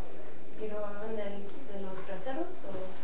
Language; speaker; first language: Spanish; early bilingual, heritage; Spanish